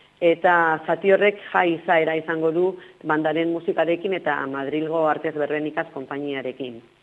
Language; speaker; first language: Basque; non-native, local second language; Spanish